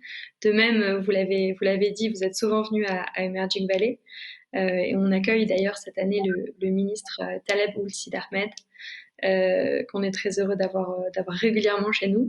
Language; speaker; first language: French; native; French